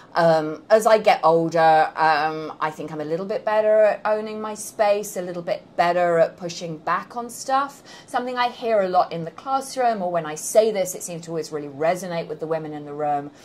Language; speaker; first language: English; native; English